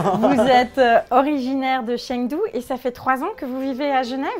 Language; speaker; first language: French; native; French